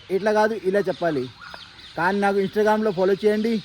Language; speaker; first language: Telugu; non-native, local second language; Hindi